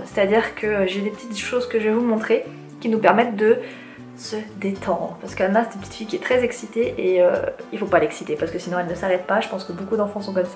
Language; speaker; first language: French; native; French